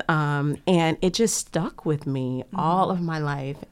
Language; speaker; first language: English; native; English